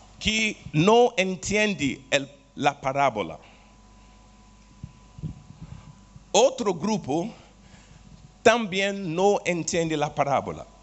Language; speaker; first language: Spanish; non-native, learner; Portuguese